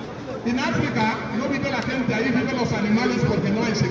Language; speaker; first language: Spanish; non-native, learner; Igbo